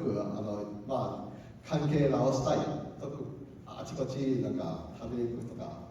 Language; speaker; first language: Japanese; non-native, learner; Cantonese